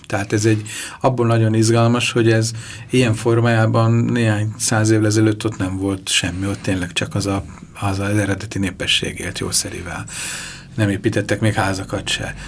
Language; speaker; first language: Hungarian; native; Hungarian